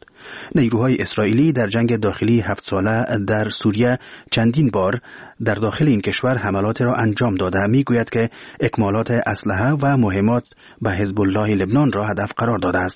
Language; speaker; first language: Persian; native; Persian